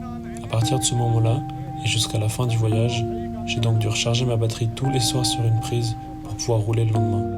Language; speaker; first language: French; native; French